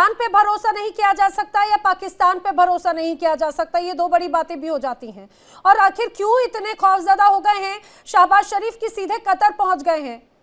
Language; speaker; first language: Hindi; native; Hindi